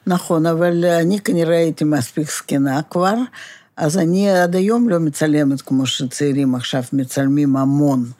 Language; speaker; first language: Hebrew; non-native, fluent; Russian